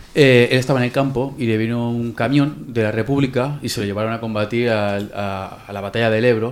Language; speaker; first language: Spanish; native; Spanish